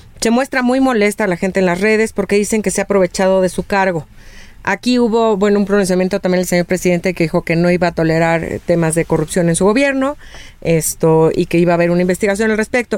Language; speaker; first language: Spanish; native; Spanish